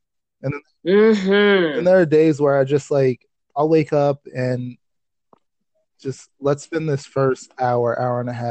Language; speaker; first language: English; native; English